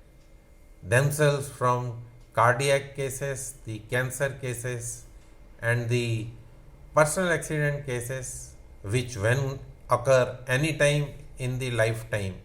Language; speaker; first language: English; non-native, local second language; Hindi